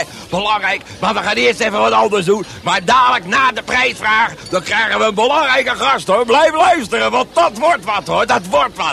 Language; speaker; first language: Dutch; native; Dutch